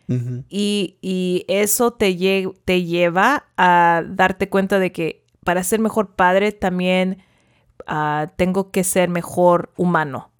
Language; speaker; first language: Spanish; early bilingual, heritage; Spanish